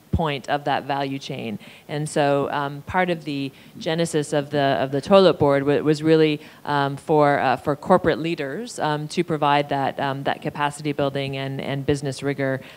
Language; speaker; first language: English; native; English